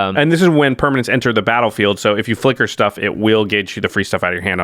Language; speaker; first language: English; native; English